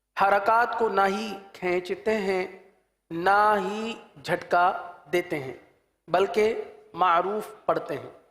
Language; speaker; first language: Urdu; native; Urdu